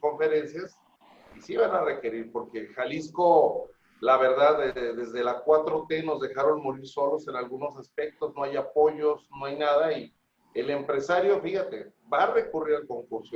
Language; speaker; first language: Spanish; native; Spanish